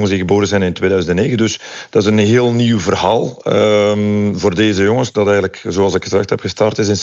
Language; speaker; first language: Dutch; native; Dutch